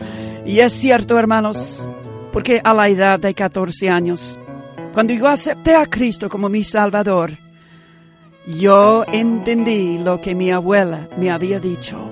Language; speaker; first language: Spanish; early bilingual, heritage; Spanish